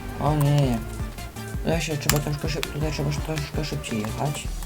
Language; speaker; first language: Polish; native; Polish